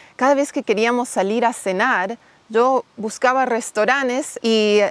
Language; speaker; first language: Spanish; non-native, fluent; English